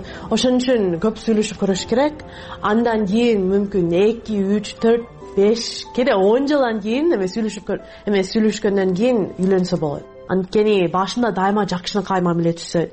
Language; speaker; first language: Kyrgyz; non-native, fluent; English